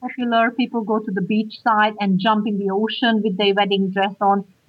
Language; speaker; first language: English; non-native, fluent; Hungarian